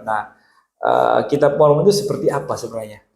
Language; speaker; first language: Indonesian; native; Indonesian